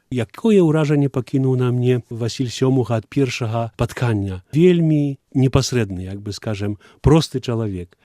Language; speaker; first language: Belarusian; early bilingual, heritage; Belarusian